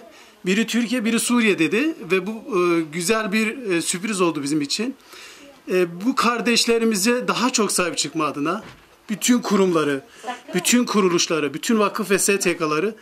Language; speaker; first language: Turkish; native; Turkish